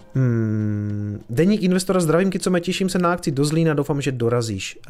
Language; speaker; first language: Czech; native; Czech